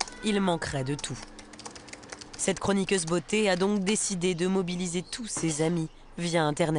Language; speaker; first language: French; native; French